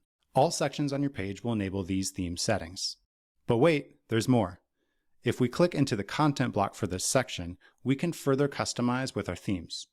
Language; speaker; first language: English; native; English